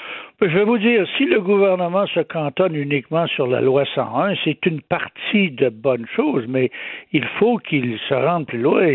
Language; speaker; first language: French; native; French